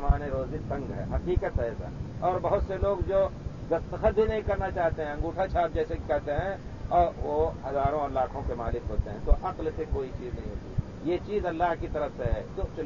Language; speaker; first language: Urdu; native; Urdu